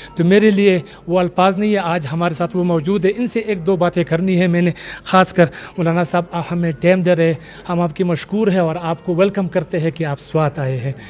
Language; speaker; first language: Urdu; non-native, local second language; Pashto